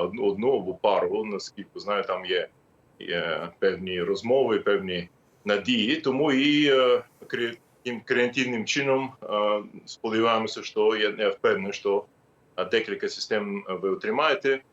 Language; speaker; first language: Ukrainian; non-native, fluent; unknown